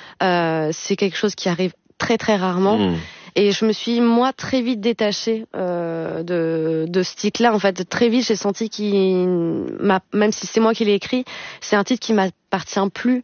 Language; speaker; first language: French; native; French